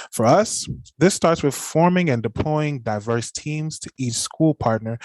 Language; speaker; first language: English; native; English